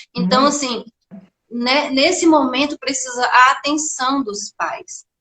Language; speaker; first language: Portuguese; native; Portuguese